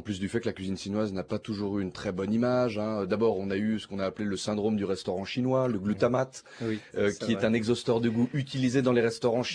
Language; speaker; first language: French; native; French